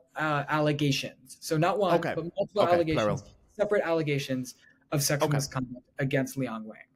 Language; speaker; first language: English; native; English